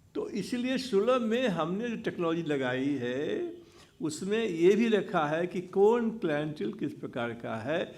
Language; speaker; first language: Hindi; native; Hindi